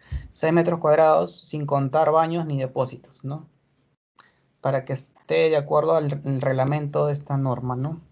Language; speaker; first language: Spanish; native; Spanish